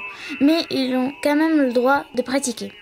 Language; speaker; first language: French; non-native, learner; Russian